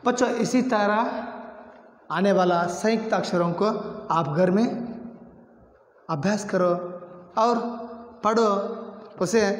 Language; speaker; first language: Hindi; non-native, local second language; Kannada